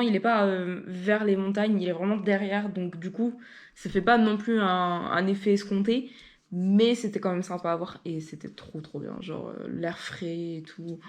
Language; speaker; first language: French; native; French